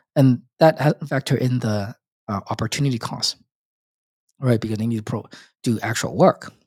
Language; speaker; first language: English; non-native, local second language; Cantonese